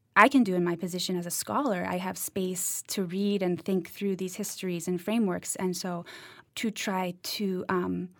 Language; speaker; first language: English; native; English